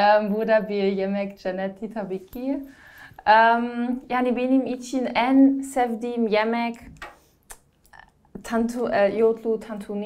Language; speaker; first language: Turkish; non-native, learner; German